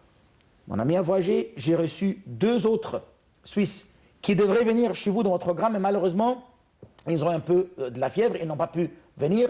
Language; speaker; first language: French; non-native, fluent; Arabic